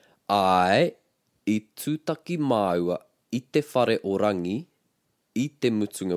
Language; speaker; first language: Māori; non-native, fluent; English